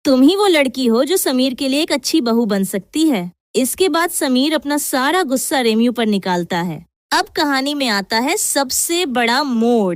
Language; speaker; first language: Hindi; native; Hindi